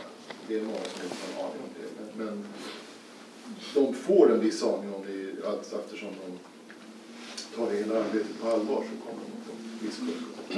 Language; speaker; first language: Swedish; native; Swedish